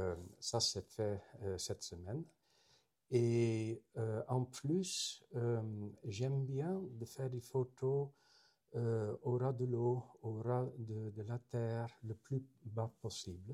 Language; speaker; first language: French; non-native, fluent; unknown